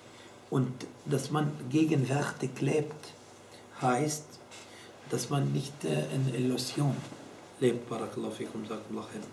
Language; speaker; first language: German; non-native, fluent; Arabic